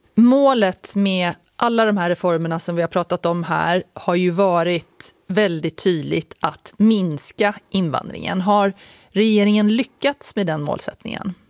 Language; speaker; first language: Swedish; native; Swedish